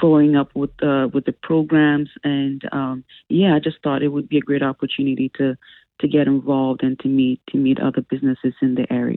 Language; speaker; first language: English; non-native, local second language; Akan